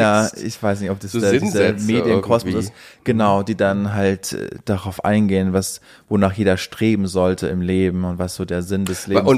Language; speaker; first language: German; native; German